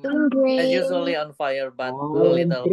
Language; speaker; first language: English; non-native, learner; Indonesian